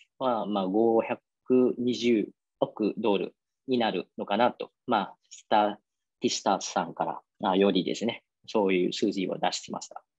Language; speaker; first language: Japanese; non-native, fluent; Vietnamese